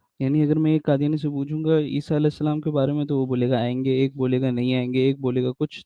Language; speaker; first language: Urdu; early bilingual, heritage; Urdu